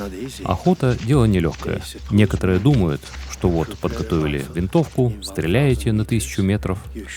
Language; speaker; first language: Russian; native; Russian